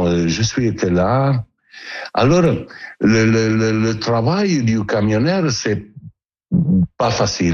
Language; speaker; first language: French; non-native, learner; Italian